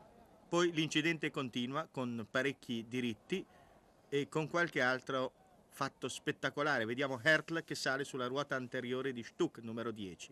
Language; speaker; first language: Italian; native; Italian